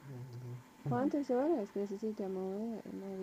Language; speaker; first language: Spanish; non-native, learner; English